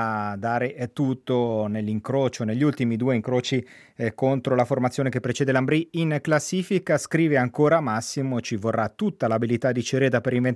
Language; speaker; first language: Italian; native; Italian